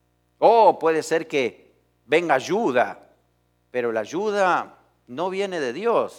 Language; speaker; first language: Spanish; native; Spanish